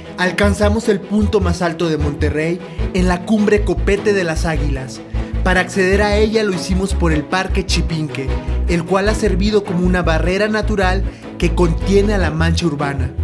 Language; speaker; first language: Spanish; native; Spanish